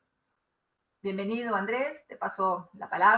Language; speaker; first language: Spanish; native; Spanish